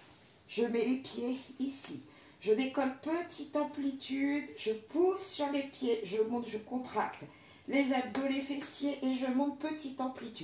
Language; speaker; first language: French; native; French